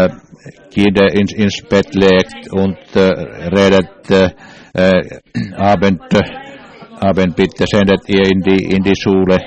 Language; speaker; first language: German; non-native, learner; English